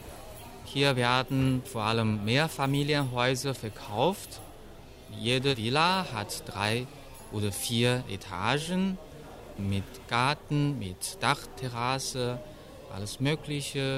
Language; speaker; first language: German; non-native, fluent; Chinese